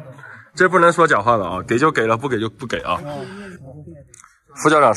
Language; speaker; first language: Chinese; native; Chinese